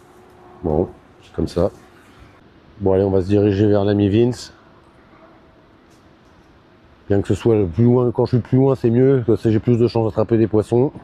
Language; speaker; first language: French; native; French